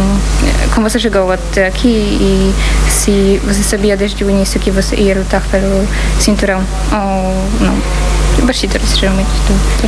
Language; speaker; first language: Portuguese; non-native, fluent; Polish